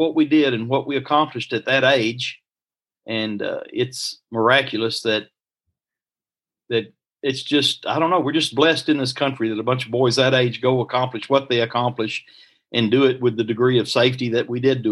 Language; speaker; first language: English; native; English